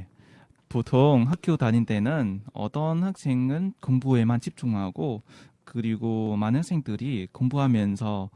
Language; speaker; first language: Korean; non-native, fluent; Vietnamese